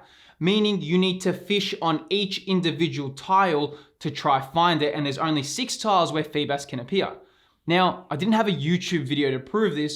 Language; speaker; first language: English; native; English